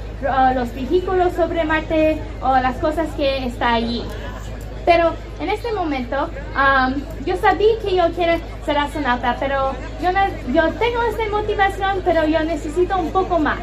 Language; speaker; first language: Spanish; non-native, learner; English